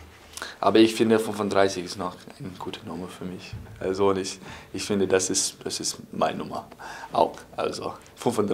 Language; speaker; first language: German; non-native, fluent; English